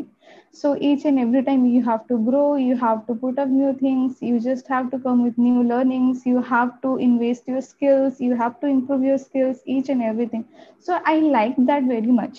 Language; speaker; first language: English; non-native, local second language; Odia